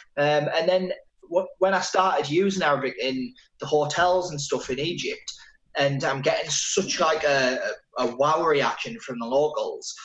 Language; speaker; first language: English; native; English